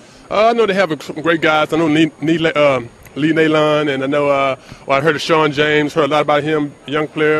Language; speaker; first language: English; native; English